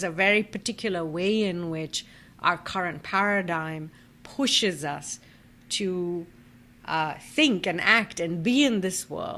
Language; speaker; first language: English; non-native, local second language; Bangla